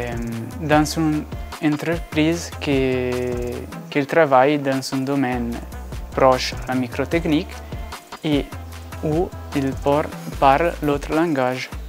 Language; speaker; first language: French; non-native, local second language; Italian